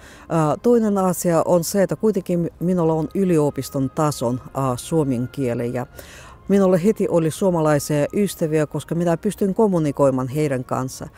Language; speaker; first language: Finnish; non-native, fluent; Russian